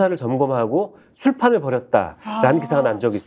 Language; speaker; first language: Korean; native; Korean